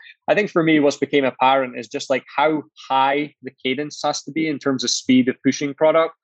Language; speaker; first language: English; native; English